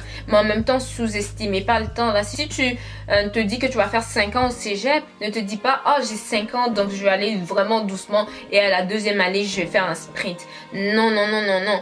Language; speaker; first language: French; native; French